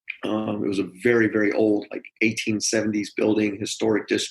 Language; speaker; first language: English; native; English